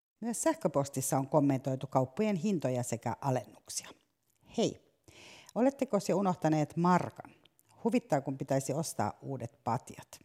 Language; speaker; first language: Finnish; native; Finnish